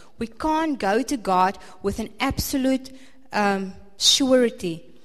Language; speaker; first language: English; non-native, local second language; Afrikaans